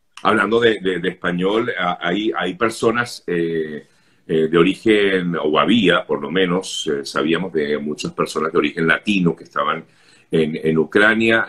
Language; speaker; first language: Spanish; native; Spanish